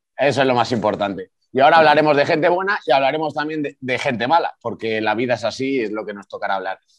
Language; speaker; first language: Spanish; native; Spanish